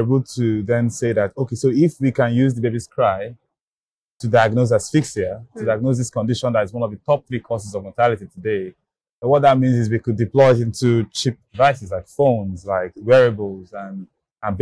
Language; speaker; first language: English; non-native, local second language; Igbo